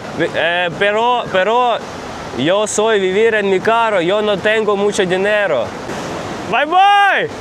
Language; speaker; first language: Spanish; non-native, learner; Ukrainian